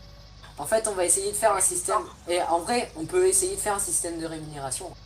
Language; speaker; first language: French; native; French